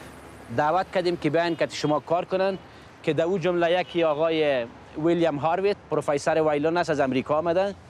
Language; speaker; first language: Persian; native; Persian